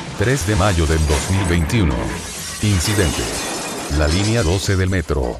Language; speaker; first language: Spanish; native; Spanish